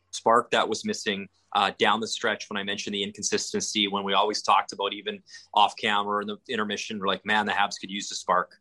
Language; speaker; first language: English; native; English